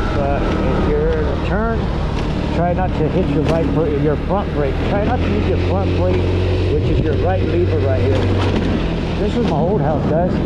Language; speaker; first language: English; native; English